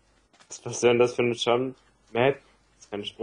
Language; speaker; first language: German; native; German